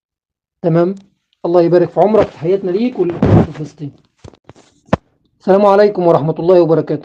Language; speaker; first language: Arabic; native; Arabic